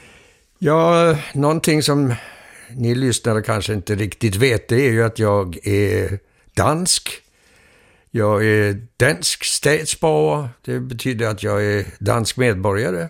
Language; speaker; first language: Swedish; early bilingual, heritage; Swedish